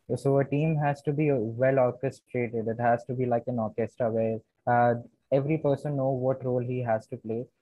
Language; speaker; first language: English; non-native, local second language; Hindi